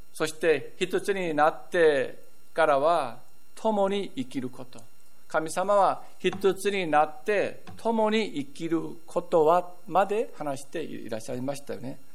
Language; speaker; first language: Japanese; non-native, fluent; Korean